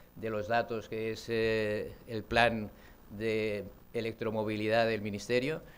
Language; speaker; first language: Spanish; native; Spanish